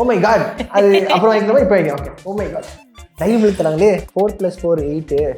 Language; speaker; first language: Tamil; native; Tamil